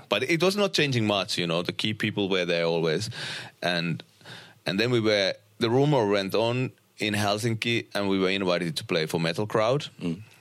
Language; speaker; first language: English; non-native, fluent; Finnish